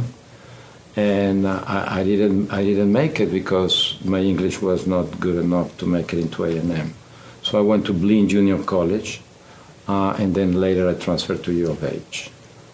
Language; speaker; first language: English; non-native, fluent; Spanish